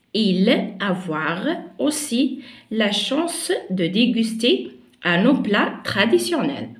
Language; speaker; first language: French; non-native, local second language; Arabic